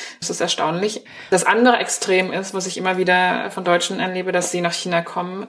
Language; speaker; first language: German; early bilingual, other home language; Chinese